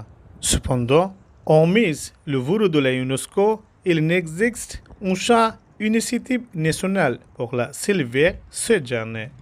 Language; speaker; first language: French; non-native, local second language; Bangla